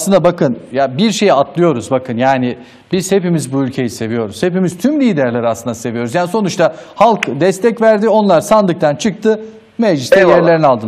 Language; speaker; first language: Turkish; native; Turkish